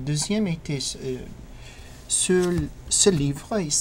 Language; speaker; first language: French; non-native, fluent; English